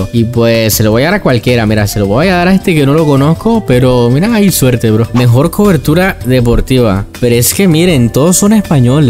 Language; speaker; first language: Spanish; native; Spanish